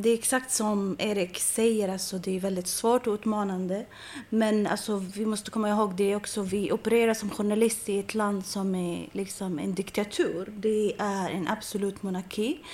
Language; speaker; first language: Swedish; non-native, fluent; Arabic